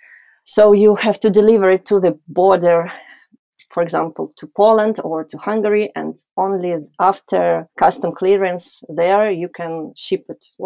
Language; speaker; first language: English; non-native, fluent; Ukrainian